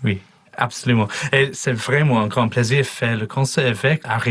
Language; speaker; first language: French; non-native, learner; English